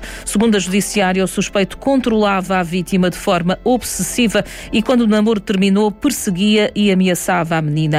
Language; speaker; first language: Portuguese; native; Portuguese